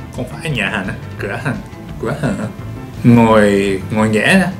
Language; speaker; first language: Vietnamese; non-native, learner; Japanese